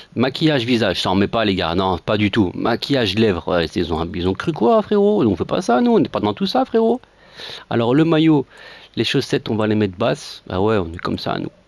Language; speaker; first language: French; native; French